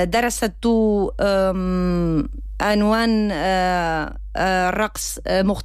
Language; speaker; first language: Arabic; non-native, learner; Spanish